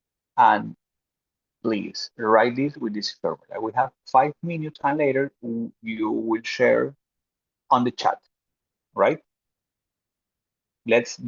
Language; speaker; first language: English; non-native, fluent; Spanish